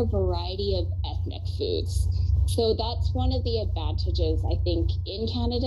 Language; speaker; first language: English; native; English